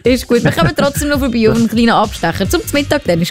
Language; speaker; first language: German; native; German